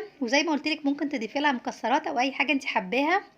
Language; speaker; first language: Arabic; native; Arabic